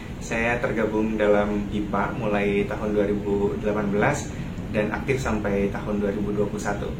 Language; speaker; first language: Indonesian; native; Indonesian